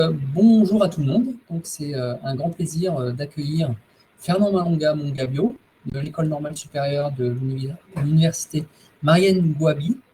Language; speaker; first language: French; native; French